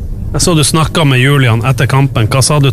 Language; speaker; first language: Norwegian; native; Norwegian